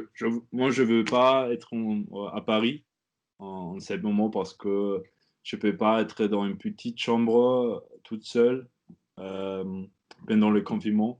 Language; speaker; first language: French; non-native, learner; German